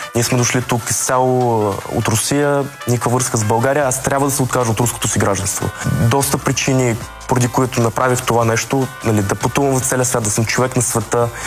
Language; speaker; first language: Bulgarian; early bilingual, other home language; Russian